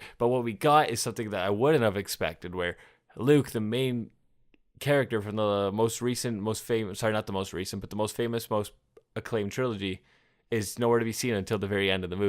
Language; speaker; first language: English; native; English